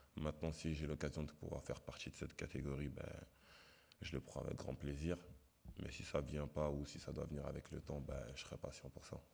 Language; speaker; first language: French; native; French